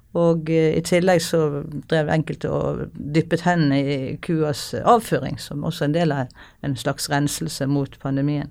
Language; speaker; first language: Norwegian; native; Norwegian